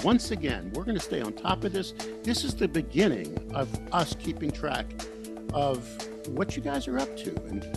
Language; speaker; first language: English; native; English